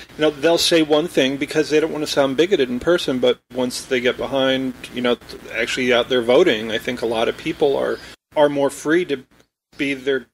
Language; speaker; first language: English; native; English